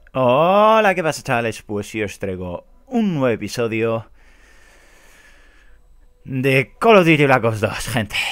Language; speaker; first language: Spanish; native; Spanish